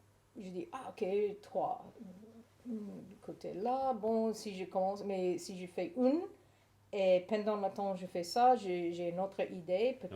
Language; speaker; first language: French; non-native, learner; English